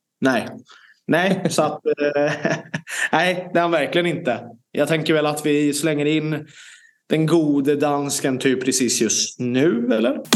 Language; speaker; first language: Swedish; native; Swedish